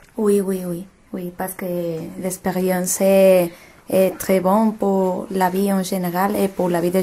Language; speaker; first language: French; non-native, learner; Spanish